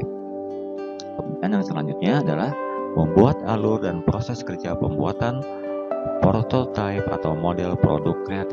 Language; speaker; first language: Indonesian; native; Indonesian